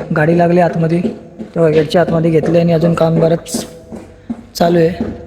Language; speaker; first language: Marathi; non-native, local second language; Kannada